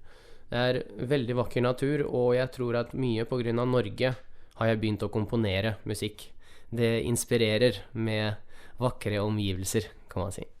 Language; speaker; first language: Norwegian; early bilingual, other home language; Russian